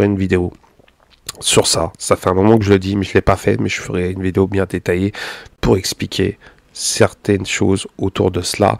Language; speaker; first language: French; native; French